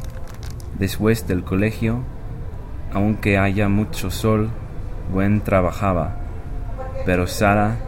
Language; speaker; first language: Spanish; non-native, learner; English